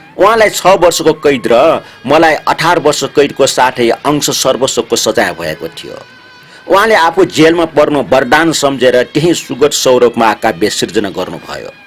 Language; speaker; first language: Nepali; non-native, local second language; Newari